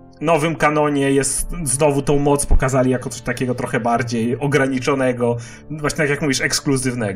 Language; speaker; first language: Polish; native; Polish